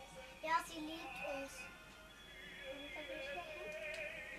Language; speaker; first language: German; native; German